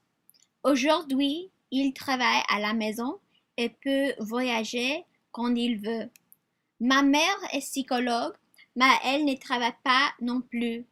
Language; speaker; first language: French; non-native, learner; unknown